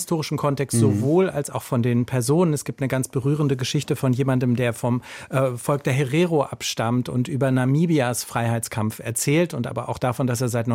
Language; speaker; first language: German; native; German